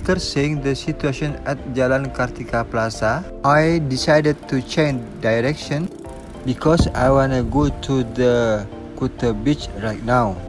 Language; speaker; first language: English; non-native, local second language; Indonesian